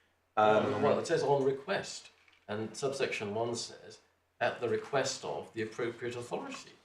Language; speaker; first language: English; native; English